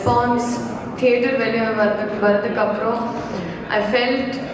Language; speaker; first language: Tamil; non-native, fluent; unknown